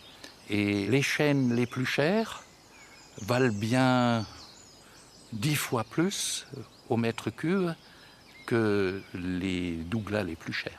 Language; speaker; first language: French; native; French